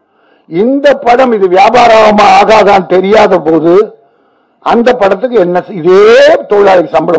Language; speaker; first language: Tamil; native; Tamil